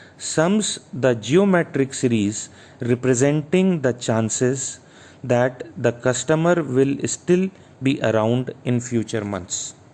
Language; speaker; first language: English; non-native, local second language; Hindi